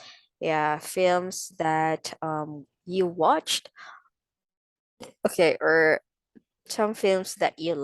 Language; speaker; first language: English; non-native, learner; Vietnamese